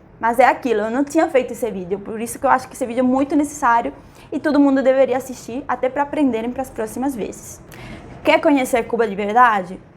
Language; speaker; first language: Portuguese; non-native, fluent; Spanish